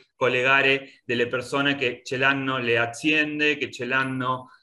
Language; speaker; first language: Italian; non-native, learner; Spanish